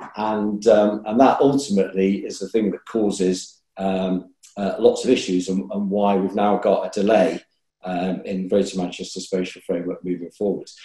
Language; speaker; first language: English; native; English